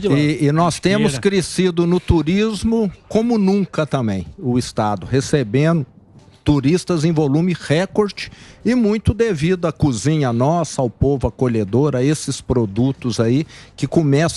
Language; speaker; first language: Portuguese; native; Portuguese